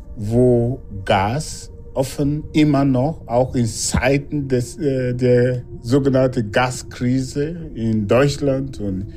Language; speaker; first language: German; non-native, fluent; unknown